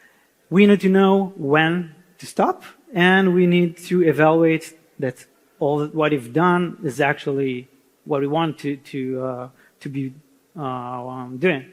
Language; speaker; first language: English; non-native, fluent; Hebrew